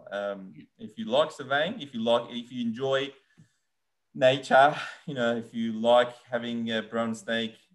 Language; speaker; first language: English; non-native, fluent; Persian